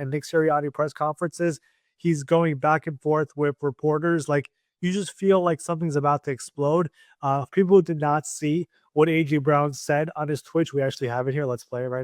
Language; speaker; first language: English; native; English